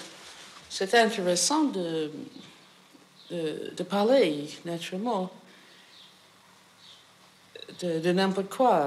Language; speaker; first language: French; non-native, fluent; English